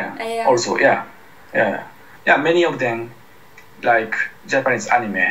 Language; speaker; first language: English; non-native, learner; Japanese